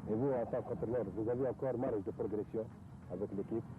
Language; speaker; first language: French; non-native, local second language; Arabic